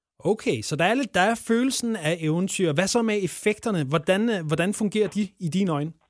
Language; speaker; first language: Danish; native; Danish